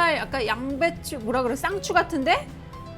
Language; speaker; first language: Korean; native; Korean